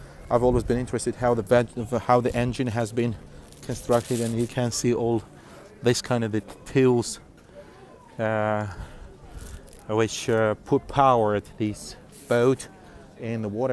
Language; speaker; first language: English; non-native, fluent; Russian